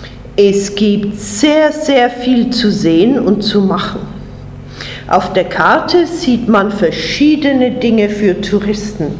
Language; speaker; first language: German; non-native, fluent; English